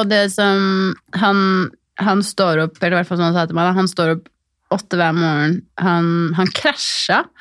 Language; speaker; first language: Norwegian; native; Norwegian